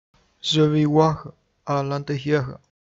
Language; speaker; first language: French; non-native, learner; Chinese